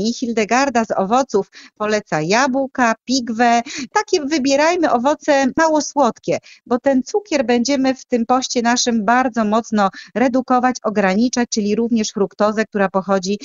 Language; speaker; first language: Polish; native; Polish